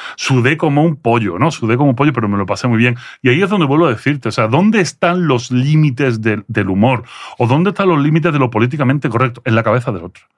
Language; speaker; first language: Spanish; early bilingual, other home language; French